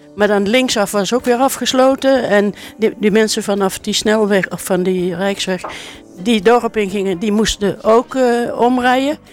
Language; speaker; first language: Dutch; native; Dutch